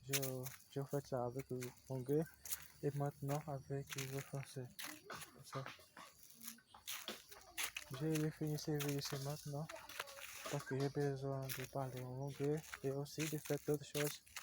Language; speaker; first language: French; non-native, learner; Portuguese